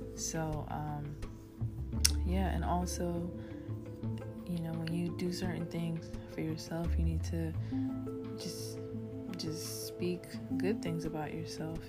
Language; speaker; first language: English; early bilingual, other home language; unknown